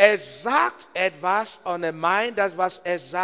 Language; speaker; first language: German; non-native, learner; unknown